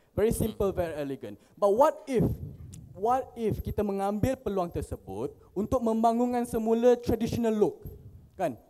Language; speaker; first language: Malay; native; Malay